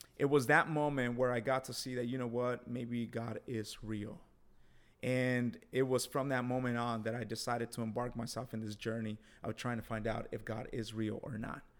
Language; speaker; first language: English; early bilingual, other home language; Spanish